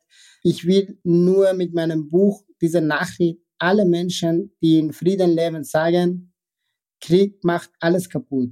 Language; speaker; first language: German; non-native, fluent; Persian